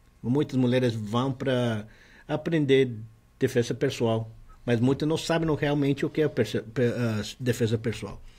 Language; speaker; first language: Portuguese; non-native, learner; Spanish